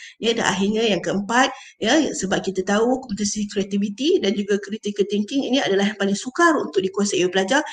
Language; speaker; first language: Malay; native; Malay